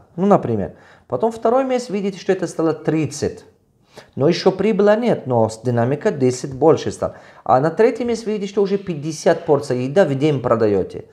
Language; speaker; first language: Russian; non-native, local second language; Tajik